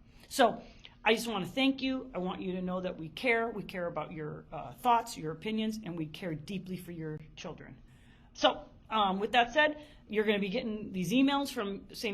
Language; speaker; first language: English; native; English